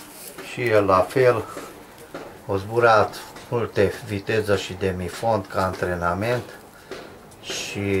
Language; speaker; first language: Romanian; non-native, local second language; Hungarian